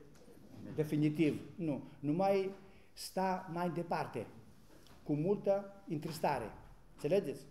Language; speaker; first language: Romanian; non-native, learner; Greek